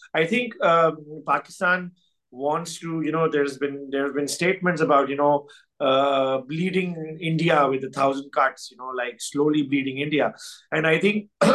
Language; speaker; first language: English; non-native, local second language; Urdu